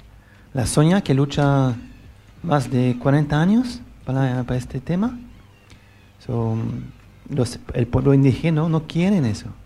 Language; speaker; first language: Spanish; non-native, learner; French